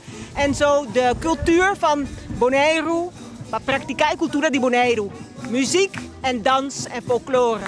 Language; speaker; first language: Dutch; non-native, local second language; Papiamento